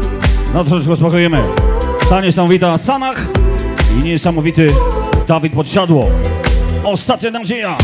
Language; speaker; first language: Polish; native; Polish